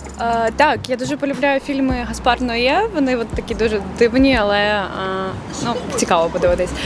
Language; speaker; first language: Ukrainian; non-native, local second language; Russian